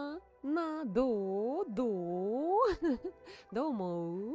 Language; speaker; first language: Japanese; non-native, learner; Russian